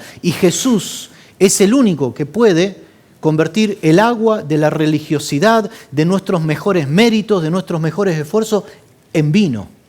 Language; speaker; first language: Spanish; native; Spanish